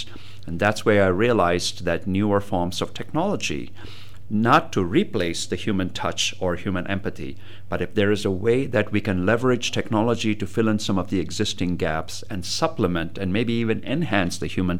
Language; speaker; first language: English; non-native, local second language; Tamil